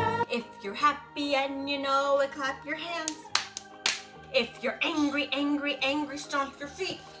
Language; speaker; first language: English; early bilingual, other home language; Japanese